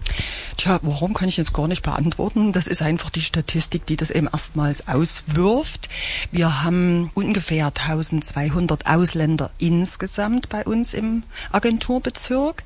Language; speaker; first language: German; native; German